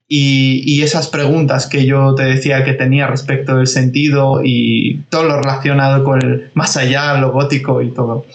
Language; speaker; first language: Spanish; early bilingual, other home language; Georgian